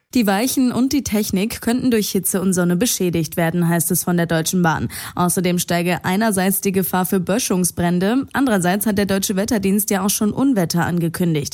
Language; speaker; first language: German; native; German